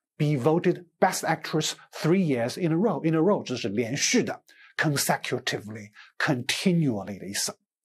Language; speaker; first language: English; non-native, fluent; Chinese